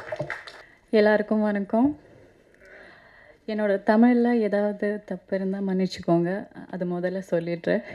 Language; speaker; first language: Tamil; non-native, fluent; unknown